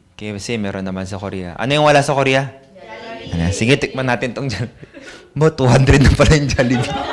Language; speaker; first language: Filipino; native; Filipino